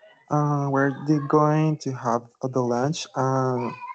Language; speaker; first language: English; non-native, learner; Spanish